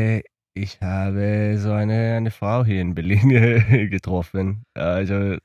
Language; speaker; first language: German; non-native, learner; Hebrew